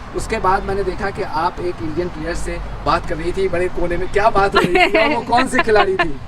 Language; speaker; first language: Urdu; native; Urdu